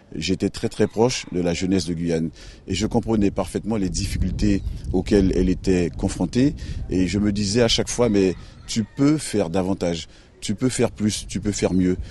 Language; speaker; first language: French; native; French